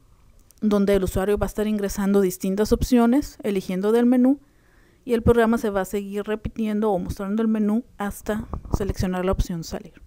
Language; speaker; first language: Spanish; native; Spanish